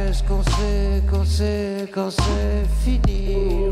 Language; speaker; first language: French; native; French